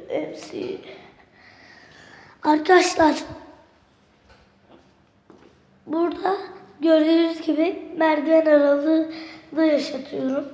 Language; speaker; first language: Turkish; native; Turkish